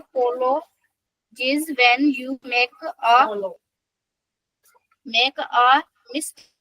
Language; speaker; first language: English; non-native, learner; Hindi